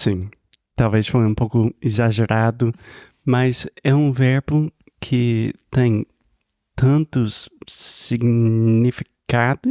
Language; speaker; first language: Portuguese; non-native, fluent; English